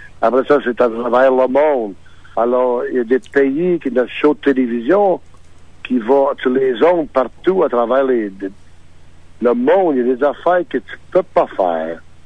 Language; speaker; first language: French; native; French